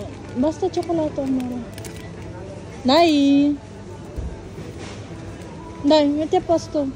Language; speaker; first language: Italian; non-native, fluent; Filipino